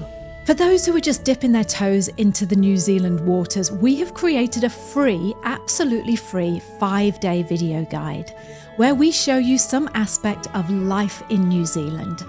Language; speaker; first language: English; native; English